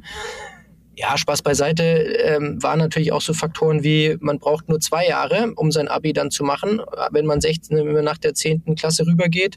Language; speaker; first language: German; native; German